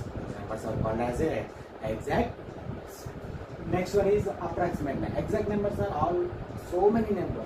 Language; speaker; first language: English; non-native, local second language; Telugu